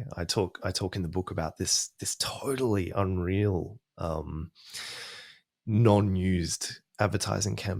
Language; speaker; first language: English; native; English